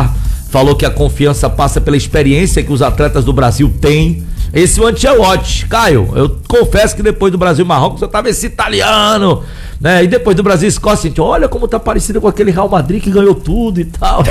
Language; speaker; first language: Portuguese; native; Portuguese